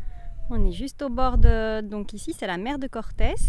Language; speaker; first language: French; native; French